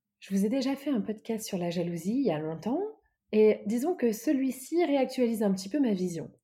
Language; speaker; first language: French; native; French